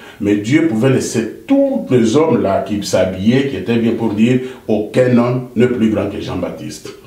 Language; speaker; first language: French; non-native, local second language; Lingala